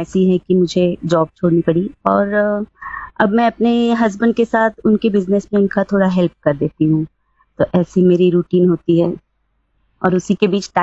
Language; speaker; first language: Hindi; non-native, local second language; Marathi